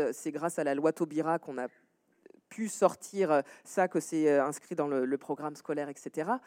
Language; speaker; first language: French; native; French